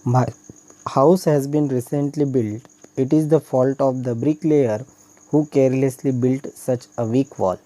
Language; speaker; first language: English; non-native, local second language; Marathi